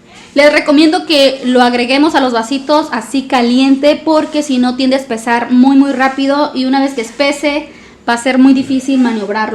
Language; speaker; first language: Spanish; native; Spanish